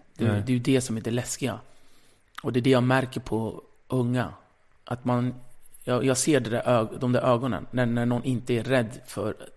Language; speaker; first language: Swedish; early bilingual, other home language; Kurdish